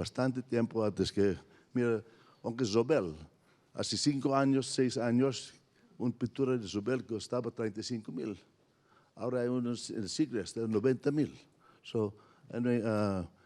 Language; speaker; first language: Spanish; non-native, fluent; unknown